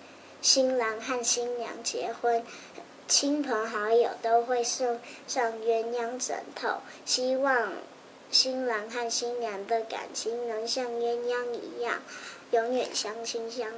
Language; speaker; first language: Chinese; native; Chinese